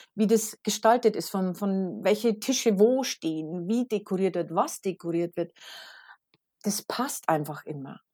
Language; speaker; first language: German; native; German